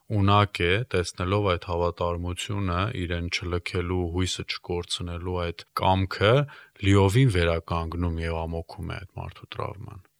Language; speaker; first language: Armenian; native; Armenian